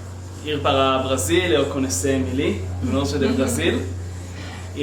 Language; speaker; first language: Portuguese; non-native, learner; Hebrew